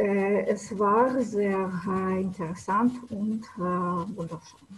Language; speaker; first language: German; non-native, learner; Russian